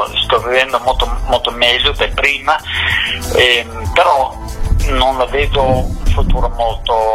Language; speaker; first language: Italian; non-native, fluent; English